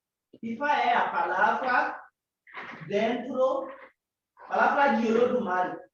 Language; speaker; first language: Portuguese; non-native, learner; Yoruba